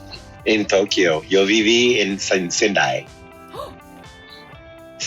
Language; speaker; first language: Spanish; non-native, fluent; English